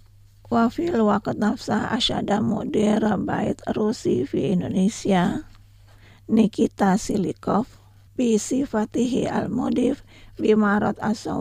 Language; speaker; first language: Arabic; non-native, learner; Indonesian